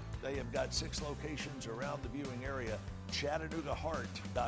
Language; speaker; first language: English; native; English